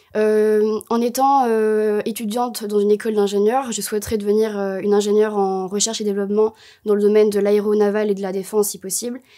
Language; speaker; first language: French; native; French